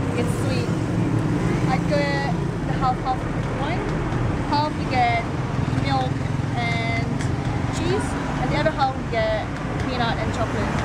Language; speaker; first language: English; non-native, fluent; Indonesian